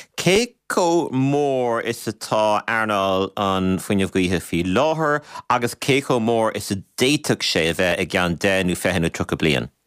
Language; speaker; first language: Irish; native; Irish